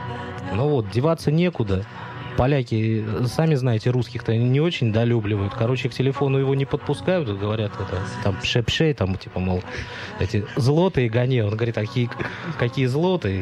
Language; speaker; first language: Russian; native; Russian